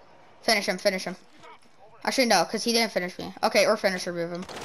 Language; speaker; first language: English; native; English